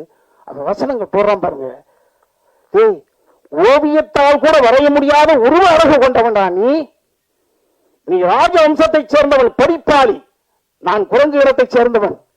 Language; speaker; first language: Tamil; native; Tamil